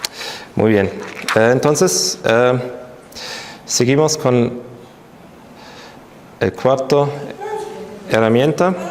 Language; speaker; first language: Spanish; non-native, fluent; German